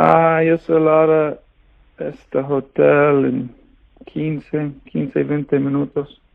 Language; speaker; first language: Spanish; non-native, learner; English